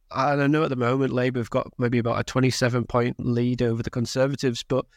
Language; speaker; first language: English; native; English